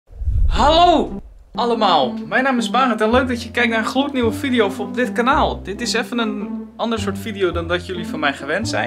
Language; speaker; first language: Dutch; native; Dutch